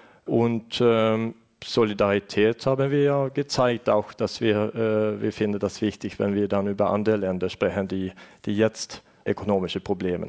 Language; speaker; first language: German; non-native, fluent; Estonian